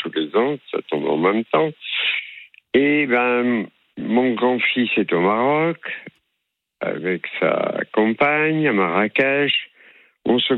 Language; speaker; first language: French; native; French